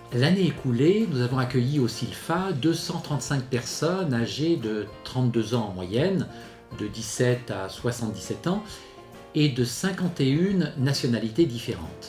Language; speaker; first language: French; native; French